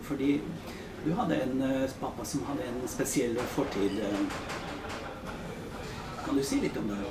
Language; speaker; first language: Norwegian; non-native, fluent; Polish